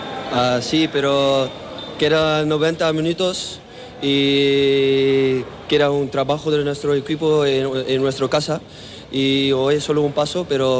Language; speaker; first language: Spanish; non-native, learner; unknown